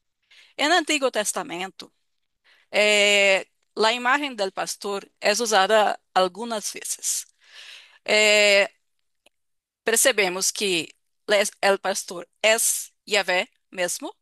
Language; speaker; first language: Spanish; non-native, fluent; Portuguese